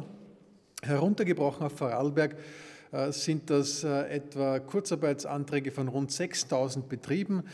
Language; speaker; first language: German; native; German